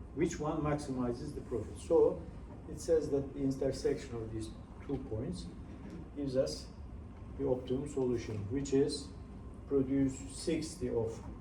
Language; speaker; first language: English; non-native, fluent; Turkish